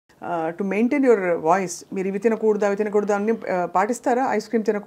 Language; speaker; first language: Telugu; native; Telugu